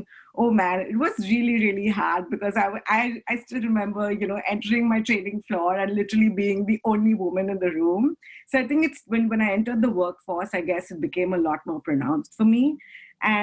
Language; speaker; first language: English; non-native, local second language; Hindi